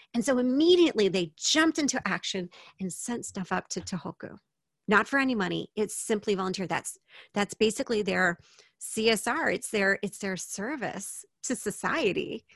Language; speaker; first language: English; native; English